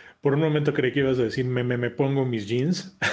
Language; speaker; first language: Spanish; native; Spanish